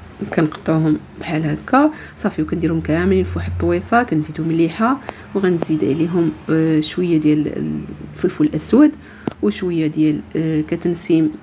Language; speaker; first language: Arabic; native; Arabic